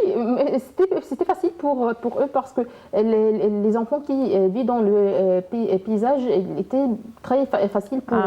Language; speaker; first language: French; non-native, learner; Arabic